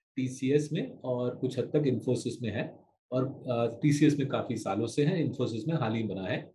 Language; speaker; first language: Hindi; non-native, local second language; Bangla